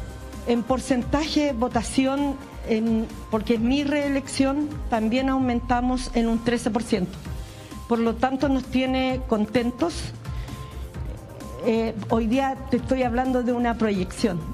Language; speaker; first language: Spanish; native; Spanish